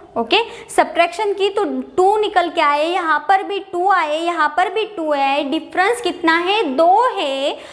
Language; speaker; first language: Hindi; non-native, local second language; Marathi